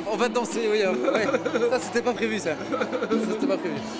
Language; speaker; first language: French; native; French